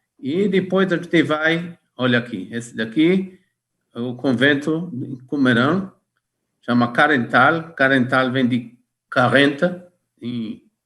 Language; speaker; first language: Portuguese; non-native, fluent; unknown